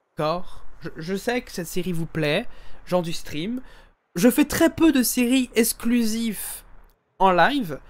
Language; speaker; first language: French; native; French